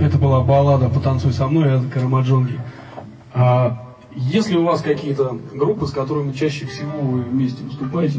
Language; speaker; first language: Russian; native; Russian